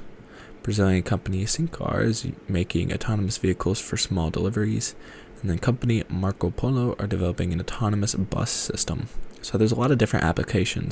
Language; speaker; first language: English; native; English